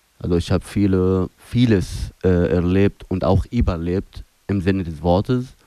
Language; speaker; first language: German; non-native, fluent; Arabic